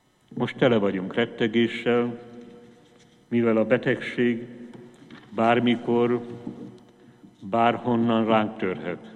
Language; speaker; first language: Hungarian; native; Hungarian